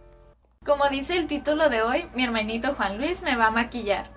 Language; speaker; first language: Spanish; native; Spanish